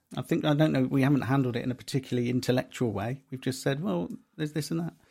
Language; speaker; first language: English; native; English